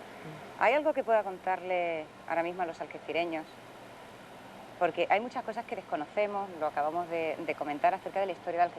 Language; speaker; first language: Spanish; native; Spanish